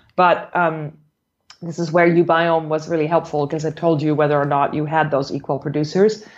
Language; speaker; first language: English; non-native, fluent; German